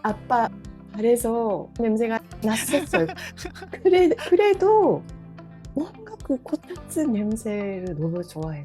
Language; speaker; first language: Korean; non-native, fluent; Japanese